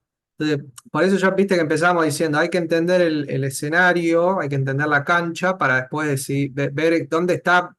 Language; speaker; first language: Spanish; native; Spanish